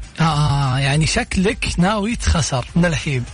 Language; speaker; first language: Arabic; native; Arabic